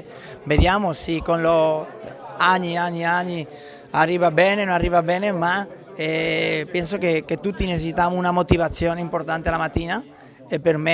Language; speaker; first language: Italian; non-native, learner; Spanish